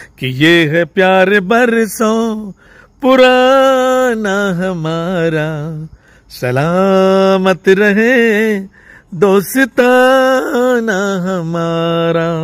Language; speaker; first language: Hindi; non-native, local second language; Sindhi